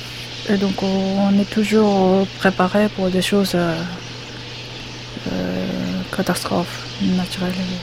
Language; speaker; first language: French; non-native, learner; Japanese